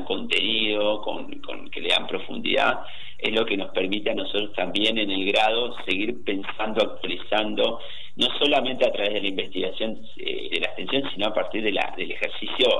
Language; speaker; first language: Spanish; native; Spanish